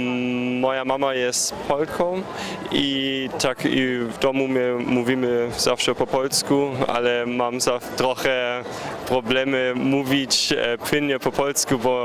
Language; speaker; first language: Polish; early bilingual, heritage; German